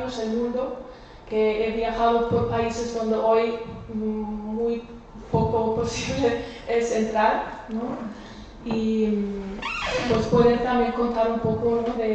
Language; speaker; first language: Spanish; non-native, fluent; German